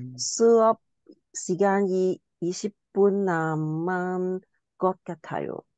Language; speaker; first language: Korean; non-native, learner; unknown